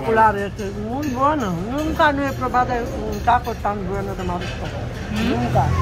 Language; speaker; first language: Spanish; non-native, fluent; Romanian